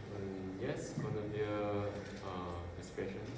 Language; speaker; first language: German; non-native, learner; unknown